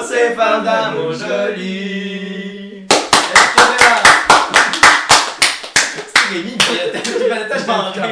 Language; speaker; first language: French; native; French